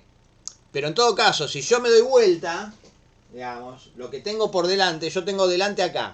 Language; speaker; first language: Spanish; native; Spanish